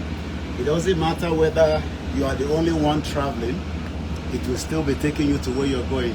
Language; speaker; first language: English; non-native, local second language; Yoruba